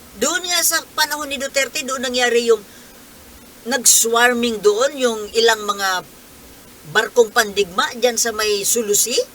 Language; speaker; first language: Filipino; non-native, local second language; Bikol